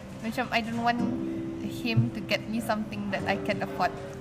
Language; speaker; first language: English; non-native, local second language; Malay